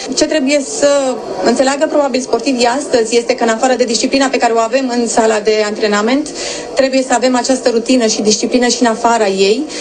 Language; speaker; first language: Romanian; native; Romanian